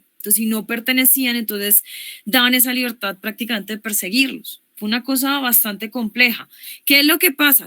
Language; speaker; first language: Spanish; native; Spanish